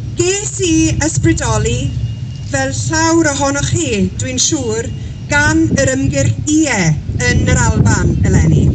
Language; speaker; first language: Welsh; non-native, local second language; English